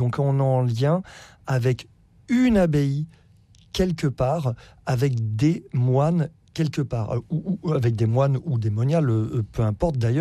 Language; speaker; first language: French; native; French